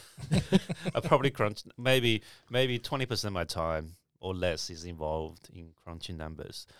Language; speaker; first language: English; early bilingual, other home language; Chinese